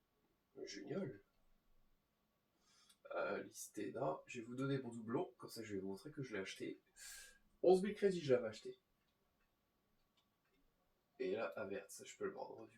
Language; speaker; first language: French; native; French